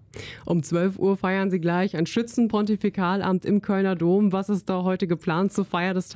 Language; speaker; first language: German; native; German